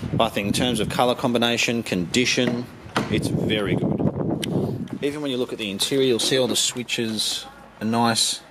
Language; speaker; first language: English; native; English